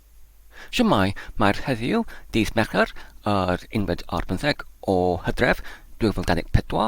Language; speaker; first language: Welsh; non-native, learner; English